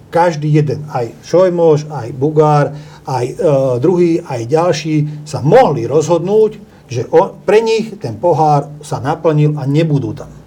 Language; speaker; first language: Slovak; non-native, local second language; Hungarian